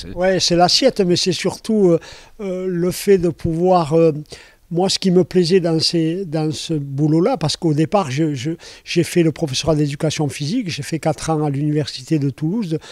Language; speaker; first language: French; native; French